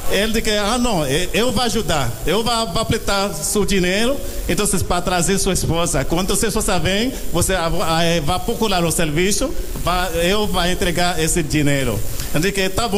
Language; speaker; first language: Portuguese; non-native, learner; Haitian Creole